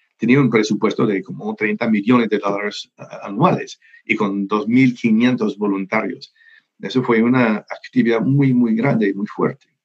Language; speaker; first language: Spanish; non-native, fluent; English